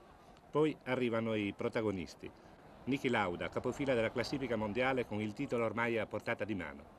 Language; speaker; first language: Italian; native; Italian